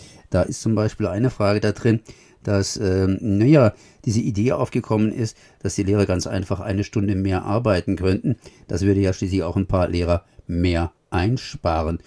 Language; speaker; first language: German; native; German